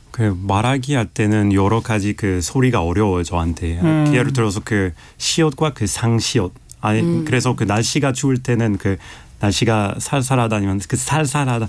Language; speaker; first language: Korean; non-native, fluent; French